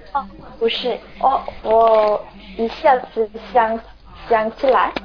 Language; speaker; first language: Chinese; non-native, learner; Korean